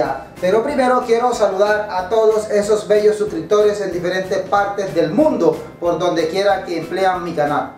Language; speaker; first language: Spanish; native; Spanish